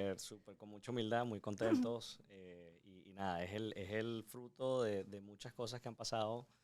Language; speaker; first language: Spanish; native; Spanish